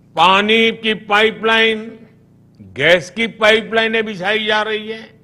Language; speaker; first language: Hindi; non-native, local second language; Gujarati